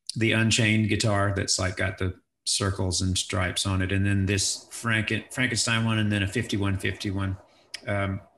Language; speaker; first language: English; native; English